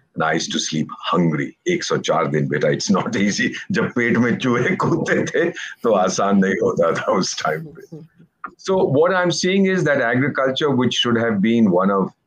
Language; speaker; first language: Hindi; native; Hindi